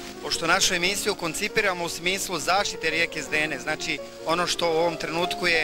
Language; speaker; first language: Bosnian; native; Bosnian